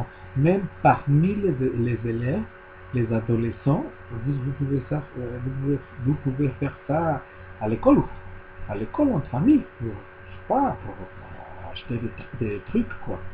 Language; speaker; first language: French; non-native, learner; Spanish